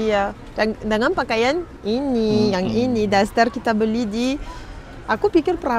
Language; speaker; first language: Indonesian; non-native, learner; Arabic